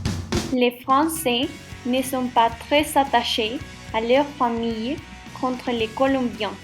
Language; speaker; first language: French; non-native, learner; Spanish